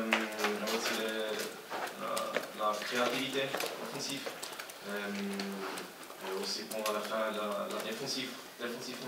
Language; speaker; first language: French; non-native, learner; German